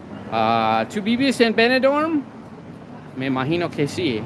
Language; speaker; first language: Spanish; non-native, learner; English